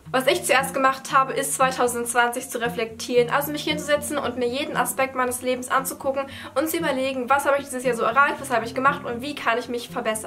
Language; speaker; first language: German; native; German